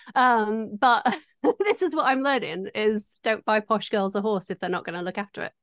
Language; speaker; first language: English; native; English